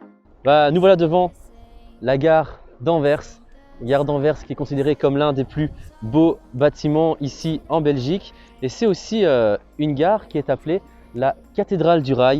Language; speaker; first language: French; native; French